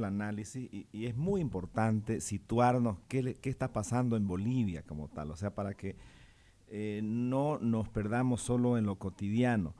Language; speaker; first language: Spanish; native; Spanish